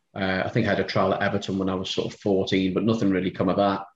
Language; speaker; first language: English; native; English